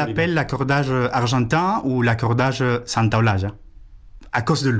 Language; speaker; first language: French; non-native, fluent; Spanish